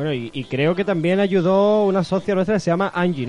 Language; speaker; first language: Spanish; native; Spanish